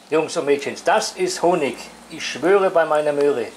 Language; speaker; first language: German; native; German